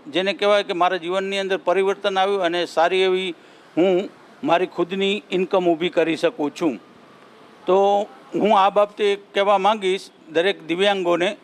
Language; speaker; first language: Gujarati; native; Gujarati